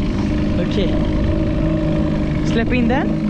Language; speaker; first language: Swedish; native; Swedish